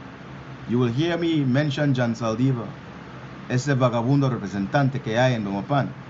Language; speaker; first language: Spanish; non-native, local second language; English